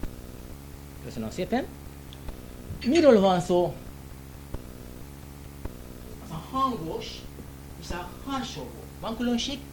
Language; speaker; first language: Hungarian; non-native, learner; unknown